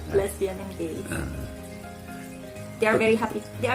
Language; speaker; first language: English; non-native, local second language; Filipino